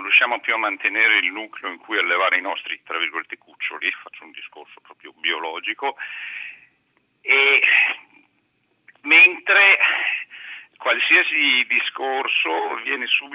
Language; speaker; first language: Italian; native; Italian